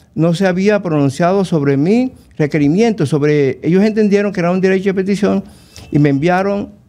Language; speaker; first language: Spanish; native; Spanish